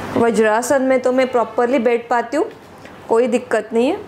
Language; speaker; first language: Hindi; non-native, local second language; Marathi